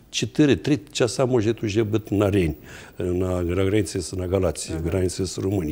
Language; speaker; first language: Russian; non-native, fluent; Romanian